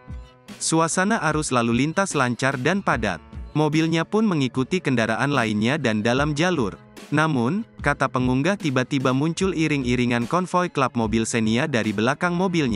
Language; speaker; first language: Indonesian; native; Indonesian